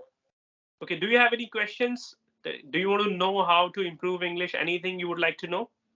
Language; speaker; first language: English; non-native, local second language; Hindi